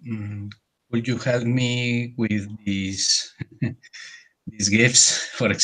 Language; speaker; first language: English; non-native, learner; Spanish